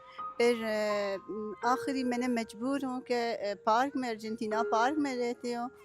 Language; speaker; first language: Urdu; non-native, learner; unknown